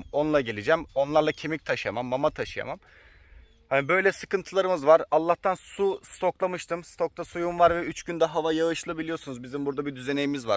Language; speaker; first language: Turkish; native; Turkish